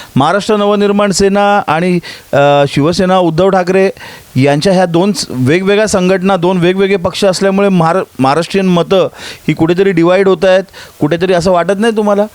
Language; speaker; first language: Marathi; native; Marathi